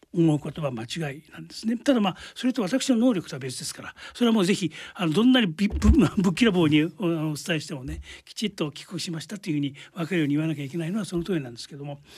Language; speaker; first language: Japanese; native; Japanese